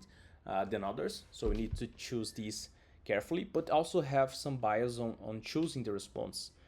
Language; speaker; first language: English; non-native, fluent; Portuguese